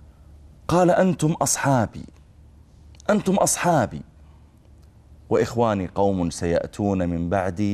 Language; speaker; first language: Arabic; native; Arabic